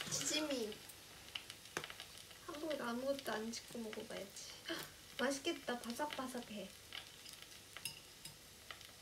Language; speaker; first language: Korean; non-native, fluent; Japanese